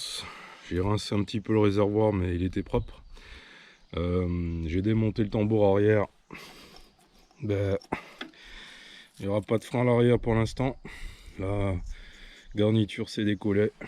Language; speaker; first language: French; native; French